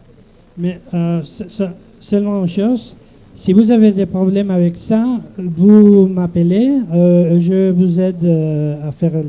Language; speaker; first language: French; non-native, learner; Spanish